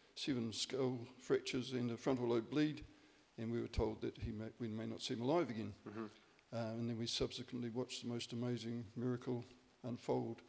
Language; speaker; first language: English; native; English